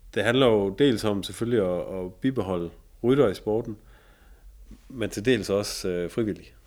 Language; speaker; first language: Danish; native; Danish